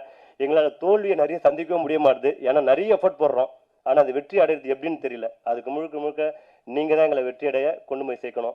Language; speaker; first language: Tamil; native; Tamil